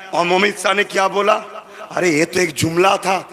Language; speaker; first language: Hindi; non-native, local second language; Bangla